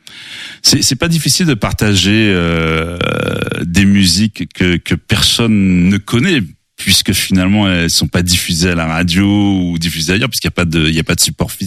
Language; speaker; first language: French; native; French